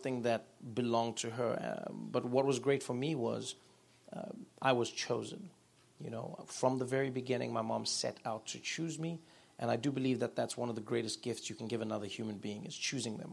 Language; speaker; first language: English; native; English